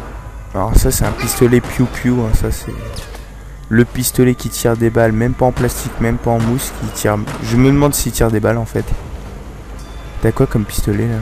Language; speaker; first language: French; native; French